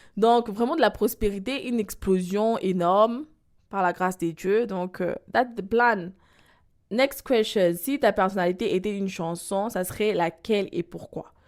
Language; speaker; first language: French; non-native, local second language; Lingala